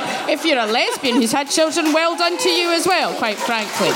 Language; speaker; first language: English; native; English